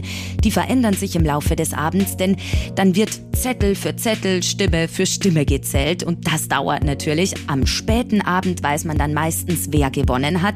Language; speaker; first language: German; native; German